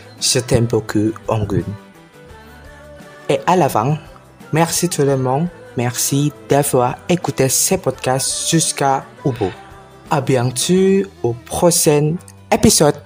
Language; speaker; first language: French; non-native, learner; Indonesian